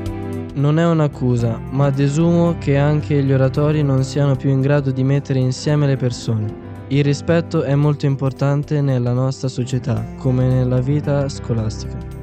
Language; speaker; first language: Italian; native; Italian